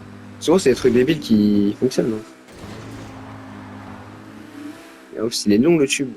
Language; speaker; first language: French; native; French